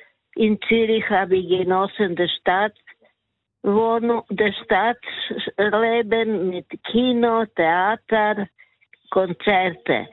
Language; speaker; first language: German; non-native, learner; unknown